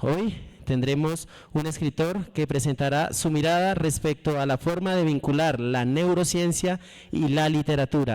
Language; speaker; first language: Spanish; native; Spanish